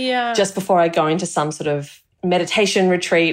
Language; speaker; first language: English; native; English